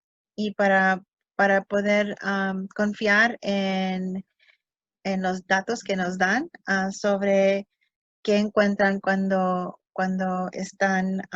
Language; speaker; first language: Spanish; early bilingual, heritage; English